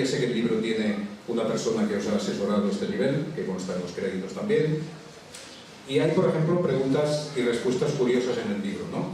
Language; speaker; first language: Spanish; native; Spanish